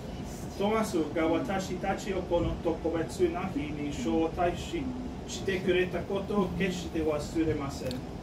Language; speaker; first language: Japanese; non-native, learner; English